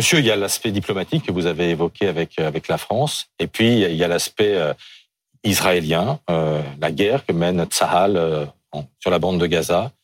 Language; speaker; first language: French; native; French